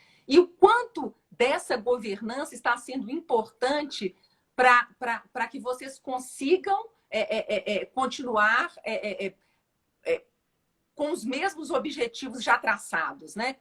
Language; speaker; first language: Portuguese; native; Portuguese